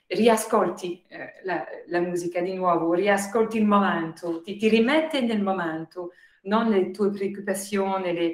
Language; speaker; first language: Italian; non-native, fluent; French